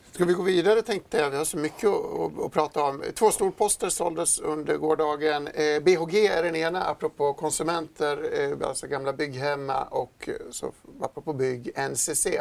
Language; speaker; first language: Swedish; native; Swedish